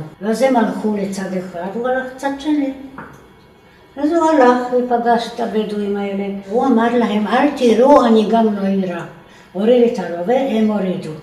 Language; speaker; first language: Hebrew; non-native, fluent; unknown